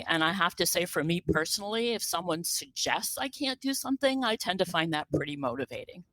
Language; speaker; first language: English; native; English